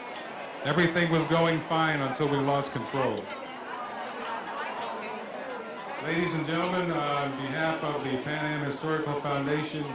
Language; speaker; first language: English; native; English